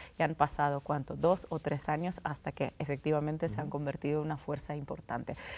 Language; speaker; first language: Spanish; non-native, fluent; Russian